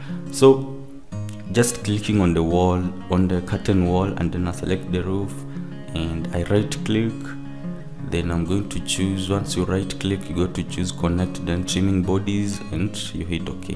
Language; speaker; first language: English; non-native, local second language; Swahili